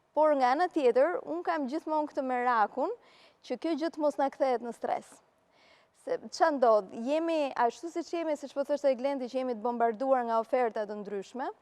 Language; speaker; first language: Albanian; early bilingual, heritage; Albanian